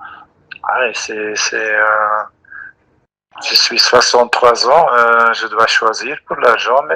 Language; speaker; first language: French; non-native, local second language; Dutch